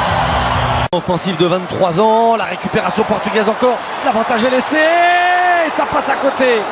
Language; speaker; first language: French; native; French